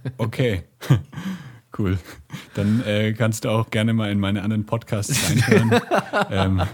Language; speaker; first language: German; native; German